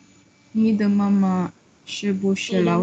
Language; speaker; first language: Chinese; non-native, learner; Malay